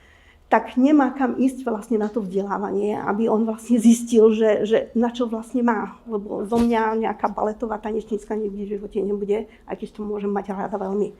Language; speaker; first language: Slovak; native; Slovak